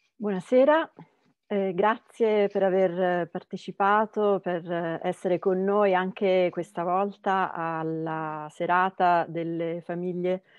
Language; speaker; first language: Italian; native; Italian